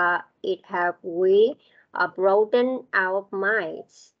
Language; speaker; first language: English; non-native, learner; Vietnamese